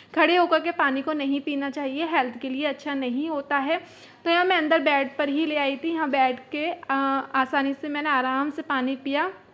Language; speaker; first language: Hindi; native; Hindi